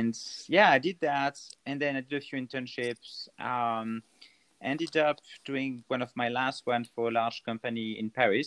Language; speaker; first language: English; non-native, fluent; French